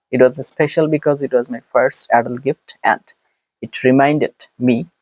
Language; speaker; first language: English; non-native, local second language; Bangla